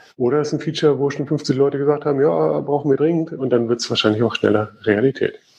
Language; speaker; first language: German; native; German